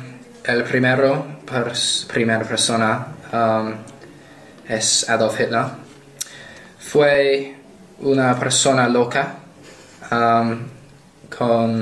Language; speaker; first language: Spanish; non-native, learner; English